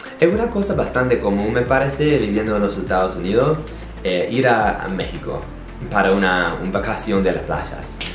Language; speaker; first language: Spanish; non-native, fluent; English